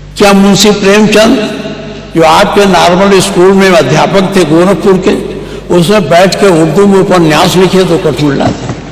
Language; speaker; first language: Hindi; native; Hindi